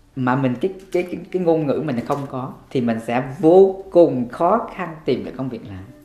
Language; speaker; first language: Vietnamese; native; Vietnamese